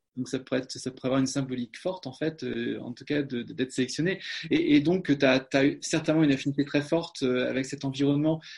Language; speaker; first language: French; native; French